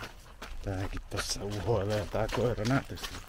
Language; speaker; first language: Finnish; native; Finnish